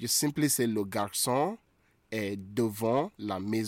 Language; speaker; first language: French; non-native, fluent; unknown